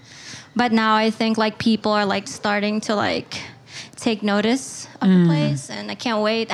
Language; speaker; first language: English; non-native, local second language; Filipino